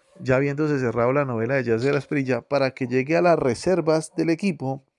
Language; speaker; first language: Spanish; native; Spanish